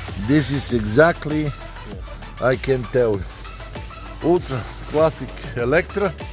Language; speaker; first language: English; non-native, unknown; Bulgarian